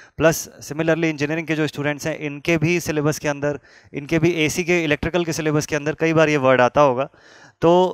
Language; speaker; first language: Hindi; native; Hindi